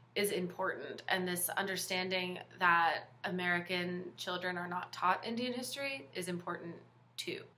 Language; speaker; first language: English; native; English